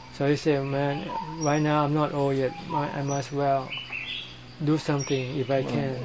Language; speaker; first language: English; non-native, fluent; Thai